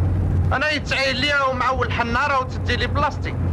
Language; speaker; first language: Arabic; native; Arabic